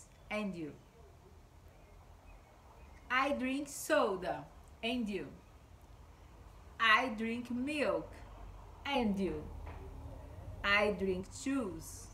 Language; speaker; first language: English; non-native, fluent; Portuguese